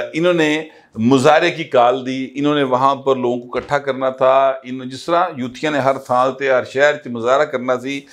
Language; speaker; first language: Urdu; non-native, local second language; Punjabi